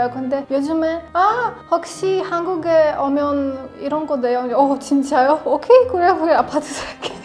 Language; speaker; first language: Korean; non-native, learner; Polish